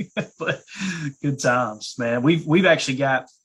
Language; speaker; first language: English; native; English